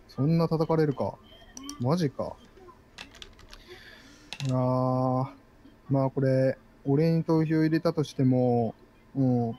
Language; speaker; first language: Japanese; native; Japanese